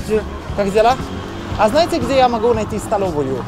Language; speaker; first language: Russian; non-native, learner; Italian